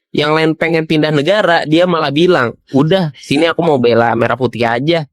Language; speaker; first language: Indonesian; native; Indonesian